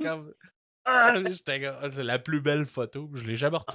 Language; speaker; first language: French; native; French